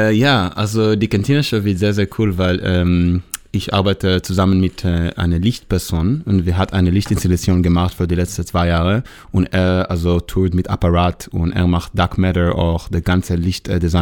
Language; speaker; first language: German; non-native, learner; Hebrew